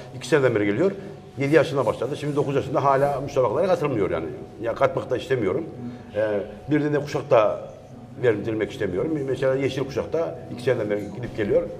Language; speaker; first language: Turkish; early bilingual, heritage; Turkish